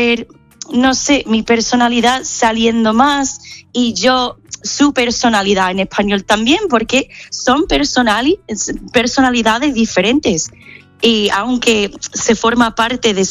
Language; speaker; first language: Spanish; non-native, fluent; English